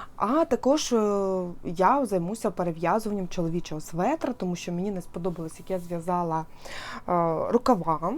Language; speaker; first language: Ukrainian; non-native, local second language; Russian